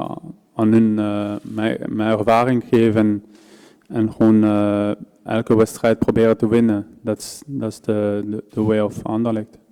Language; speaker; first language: Dutch; non-native, local second language; French